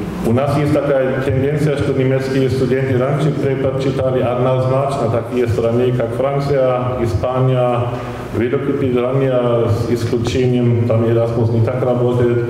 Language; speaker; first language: Russian; non-native, fluent; German